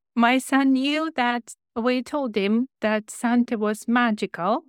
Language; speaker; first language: English; non-native, fluent; Ukrainian